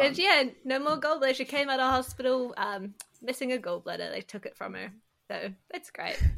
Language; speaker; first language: English; native; English